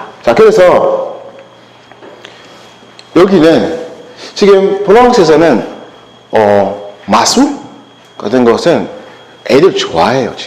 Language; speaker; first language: Korean; non-native, learner; French